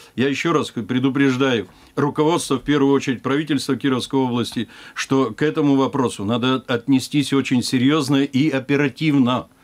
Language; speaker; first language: Russian; native; Russian